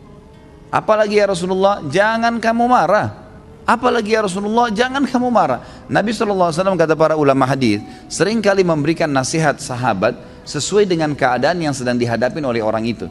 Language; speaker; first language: Indonesian; native; Indonesian